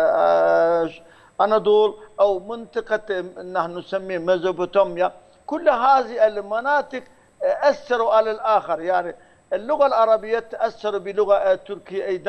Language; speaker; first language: Arabic; non-native, fluent; Turkish